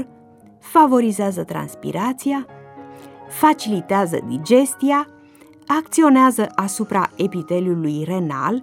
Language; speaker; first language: Romanian; native; Romanian